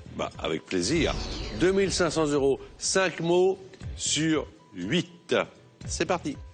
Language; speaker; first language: French; native; French